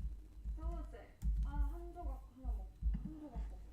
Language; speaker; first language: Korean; non-native, fluent; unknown